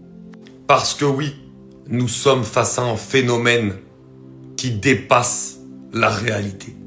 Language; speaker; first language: French; native; French